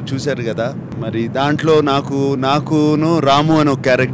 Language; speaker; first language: Telugu; native; Telugu